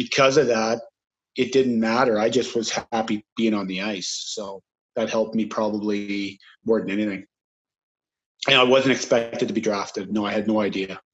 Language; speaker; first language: English; native; English